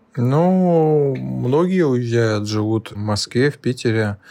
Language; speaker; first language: Russian; non-native, local second language; Lezghian